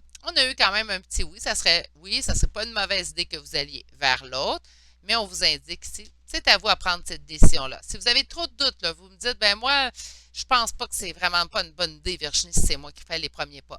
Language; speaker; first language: French; native; French